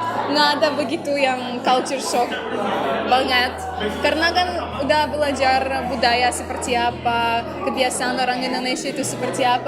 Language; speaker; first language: Indonesian; non-native, fluent; Russian